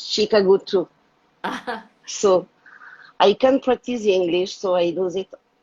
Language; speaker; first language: English; non-native, learner; French